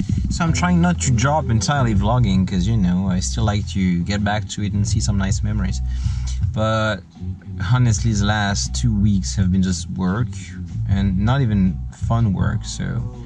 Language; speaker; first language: English; non-native, fluent; French